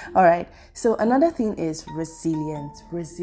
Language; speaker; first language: English; non-native, local second language; Igbo